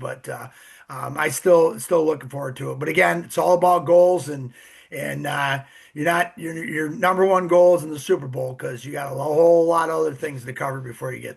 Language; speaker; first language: English; native; English